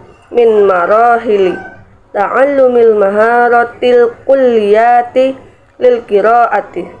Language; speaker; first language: Arabic; non-native, learner; Indonesian